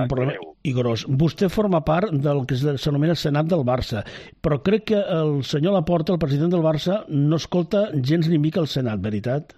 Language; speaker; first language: Catalan; native; Catalan